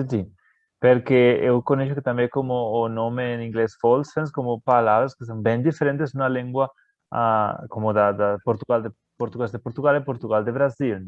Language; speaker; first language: Portuguese; non-native, fluent; Spanish